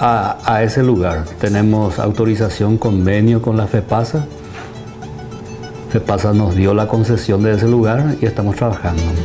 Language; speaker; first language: Spanish; native; Spanish